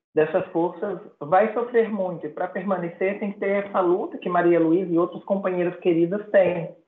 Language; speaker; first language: Portuguese; native; Portuguese